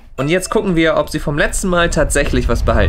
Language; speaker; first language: German; native; German